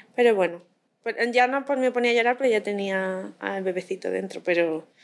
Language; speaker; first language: Spanish; native; Spanish